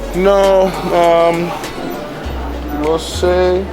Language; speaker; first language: Spanish; non-native, learner; English